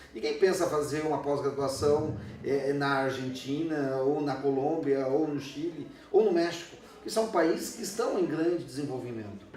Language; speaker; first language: Portuguese; non-native, fluent; Spanish